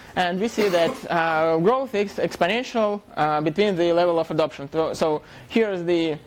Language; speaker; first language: English; non-native, fluent; Russian